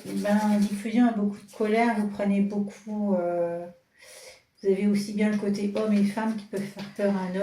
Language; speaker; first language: French; native; French